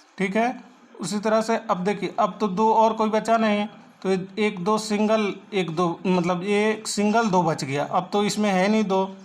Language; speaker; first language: Hindi; native; Hindi